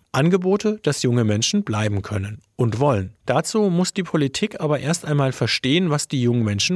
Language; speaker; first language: German; native; German